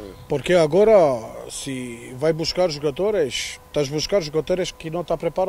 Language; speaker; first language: Portuguese; non-native, learner; Romanian